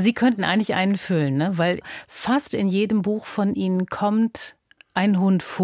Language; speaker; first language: German; native; German